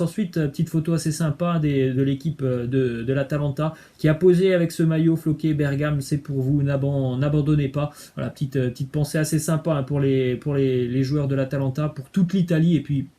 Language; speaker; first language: French; native; French